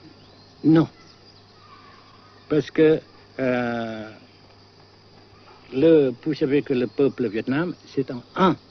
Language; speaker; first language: French; non-native, local second language; Vietnamese